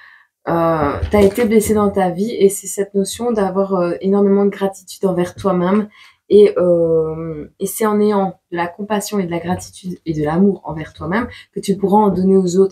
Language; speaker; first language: French; native; French